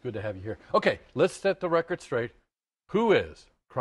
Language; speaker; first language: English; native; English